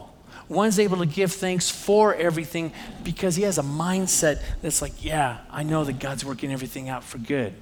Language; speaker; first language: English; native; English